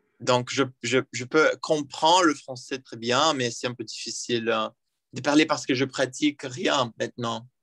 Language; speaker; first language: French; non-native, learner; Portuguese